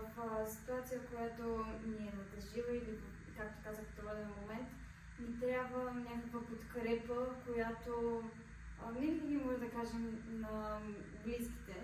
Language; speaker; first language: Bulgarian; native; Bulgarian